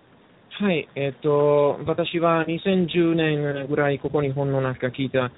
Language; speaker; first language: Japanese; non-native, learner; Italian